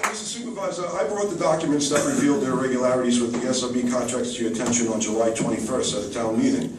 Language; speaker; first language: English; native; English